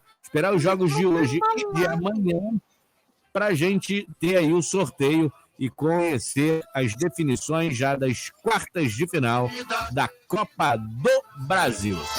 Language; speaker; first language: Portuguese; native; Portuguese